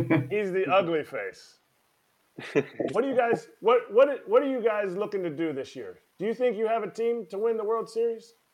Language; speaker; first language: English; native; English